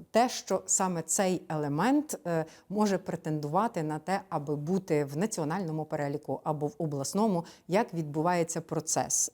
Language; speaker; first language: Ukrainian; native; Ukrainian